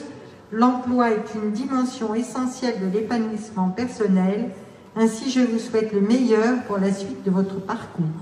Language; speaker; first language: French; native; French